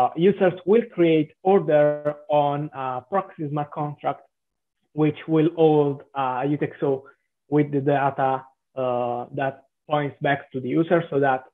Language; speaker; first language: English; non-native, fluent; Italian